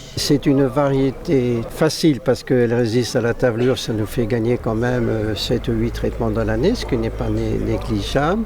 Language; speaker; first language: French; native; French